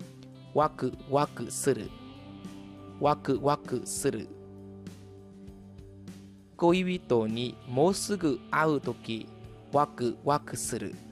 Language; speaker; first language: Japanese; non-native, fluent; Vietnamese